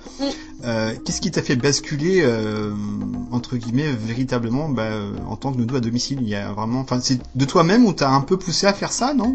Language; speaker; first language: French; native; French